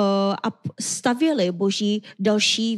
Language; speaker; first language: Czech; non-native, learner; Korean